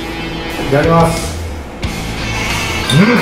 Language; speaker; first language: Japanese; native; Japanese